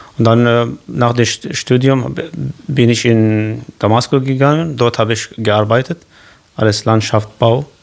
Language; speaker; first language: German; non-native, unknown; Kurdish